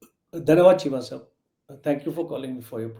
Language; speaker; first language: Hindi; native; Hindi